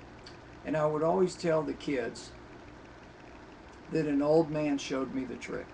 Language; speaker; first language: English; native; English